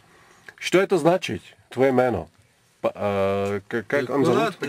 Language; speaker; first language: Russian; non-native, learner; Czech